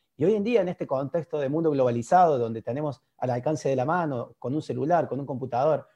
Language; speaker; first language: Spanish; native; Spanish